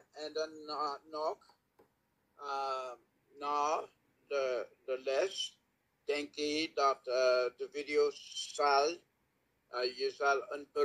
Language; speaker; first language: Dutch; non-native, learner; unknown